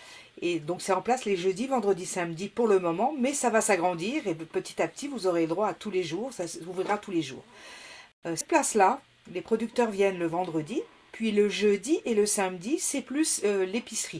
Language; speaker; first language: French; native; French